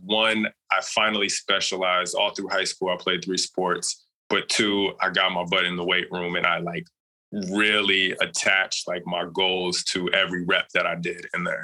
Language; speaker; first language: English; native; English